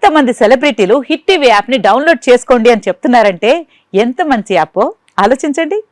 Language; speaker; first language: Telugu; native; Telugu